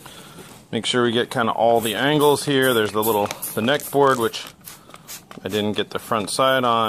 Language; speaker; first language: English; native; English